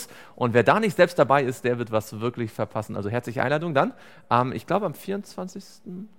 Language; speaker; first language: German; native; German